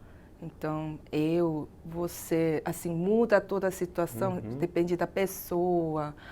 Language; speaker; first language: Portuguese; non-native, fluent; Korean